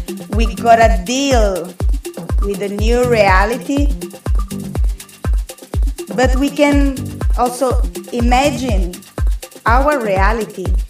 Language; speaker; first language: English; non-native, fluent; Italian